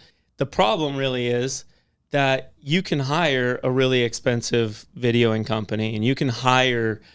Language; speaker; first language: English; native; English